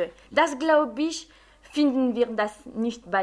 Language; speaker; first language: German; non-native, fluent; French